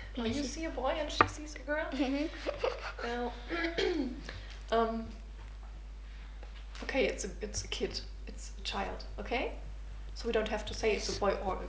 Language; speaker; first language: English; non-native, fluent; German